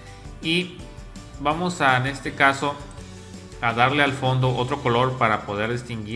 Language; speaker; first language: Spanish; native; Spanish